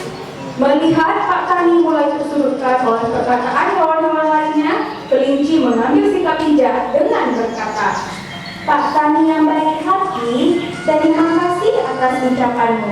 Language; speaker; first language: Indonesian; native; Indonesian